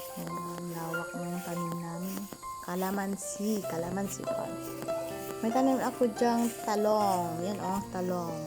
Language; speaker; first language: Filipino; non-native, local second language; Iloko